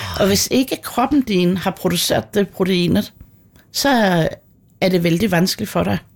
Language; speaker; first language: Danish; native; Danish